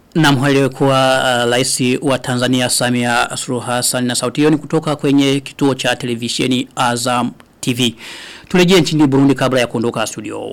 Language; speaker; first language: Swahili; non-native, local second language; Rundi